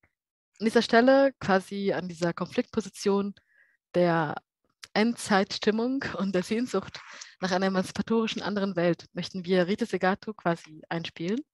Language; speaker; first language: German; native; German